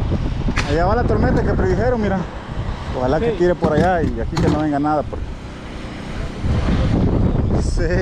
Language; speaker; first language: Spanish; native; Spanish